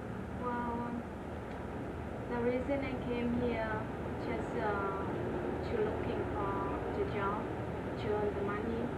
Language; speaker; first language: English; non-native, learner; Vietnamese